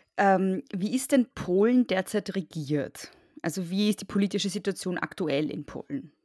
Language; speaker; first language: German; native; German